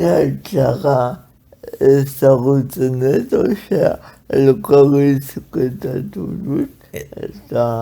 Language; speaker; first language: Basque; non-native, learner; Spanish